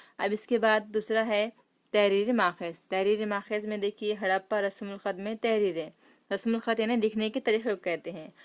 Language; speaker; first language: Urdu; native; Urdu